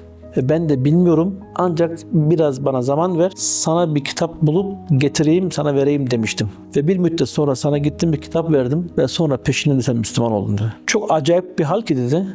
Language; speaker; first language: Turkish; early bilingual, heritage; Turkish